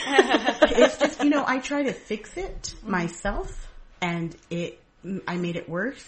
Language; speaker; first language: English; early bilingual, other home language; Spanish